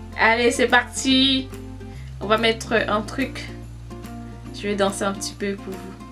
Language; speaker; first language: French; non-native, local second language; Haitian Creole